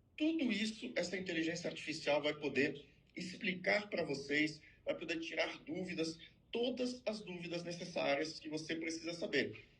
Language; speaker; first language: Portuguese; non-native, fluent; French